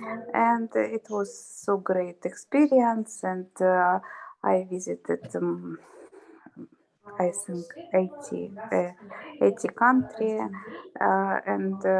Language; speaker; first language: English; non-native, learner; Russian